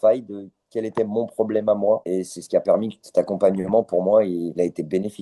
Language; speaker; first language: French; native; French